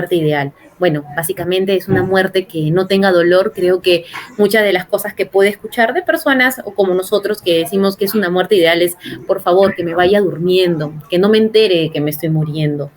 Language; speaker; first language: Spanish; native; Spanish